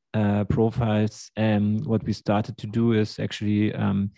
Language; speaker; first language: English; early bilingual, other home language; Russian